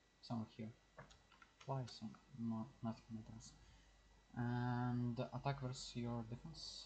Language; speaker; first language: English; non-native, learner; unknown